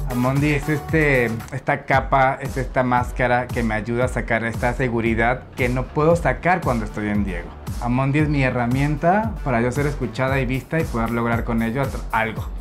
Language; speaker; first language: Spanish; native; Spanish